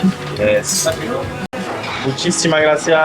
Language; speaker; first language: Spanish; non-native, learner; French